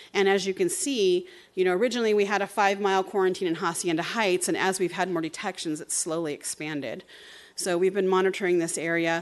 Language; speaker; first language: English; native; English